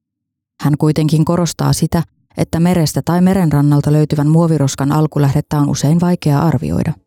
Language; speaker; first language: Finnish; native; Finnish